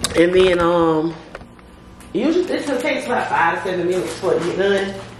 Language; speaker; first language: English; native; English